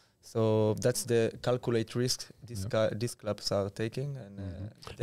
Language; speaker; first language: English; non-native, fluent; Hebrew